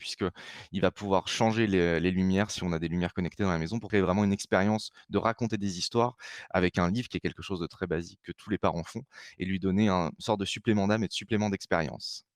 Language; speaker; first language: French; native; French